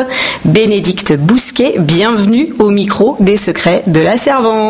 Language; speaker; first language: French; native; French